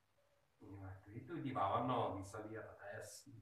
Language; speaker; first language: Indonesian; early bilingual, heritage; Dutch